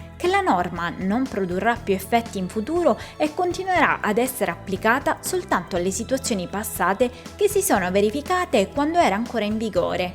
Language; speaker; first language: Italian; native; Italian